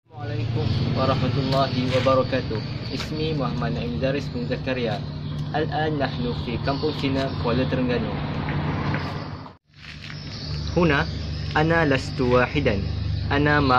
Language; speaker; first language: Arabic; non-native, learner; Malay